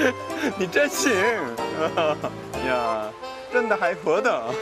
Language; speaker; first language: Chinese; non-native, fluent; Korean